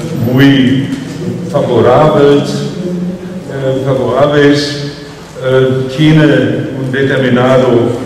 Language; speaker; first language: Portuguese; non-native, fluent; German